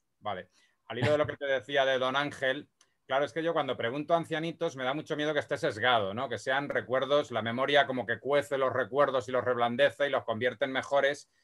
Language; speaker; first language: Spanish; native; Spanish